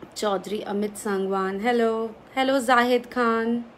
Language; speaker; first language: Hindi; native; Hindi